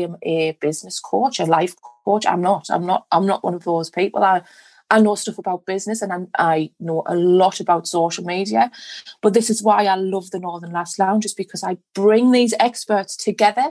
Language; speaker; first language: English; native; English